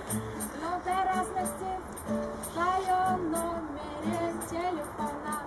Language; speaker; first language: Russian; native; Russian